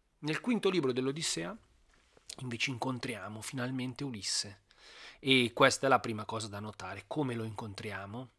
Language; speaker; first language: Italian; native; Italian